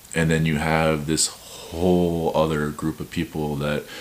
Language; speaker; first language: English; native; English